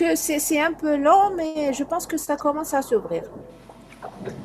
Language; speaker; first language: French; non-native, local second language; Arabic